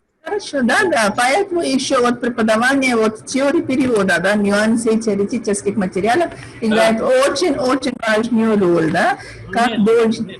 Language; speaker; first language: Russian; non-native, fluent; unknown